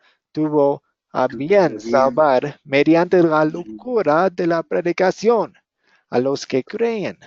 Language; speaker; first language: Spanish; non-native, fluent; English